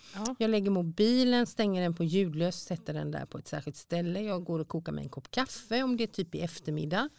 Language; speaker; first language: Swedish; native; Swedish